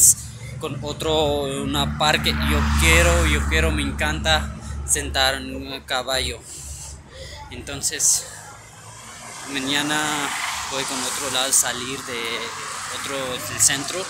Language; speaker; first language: Spanish; non-native, learner; Urdu